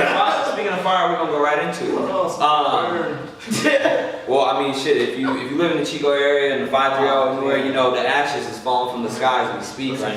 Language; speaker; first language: English; native; English